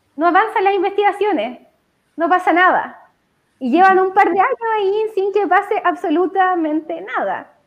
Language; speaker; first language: Spanish; native; Spanish